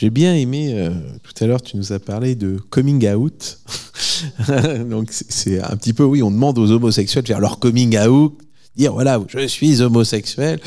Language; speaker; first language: French; native; French